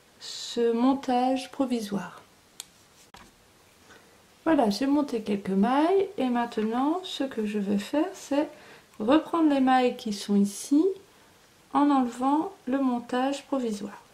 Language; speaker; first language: French; native; French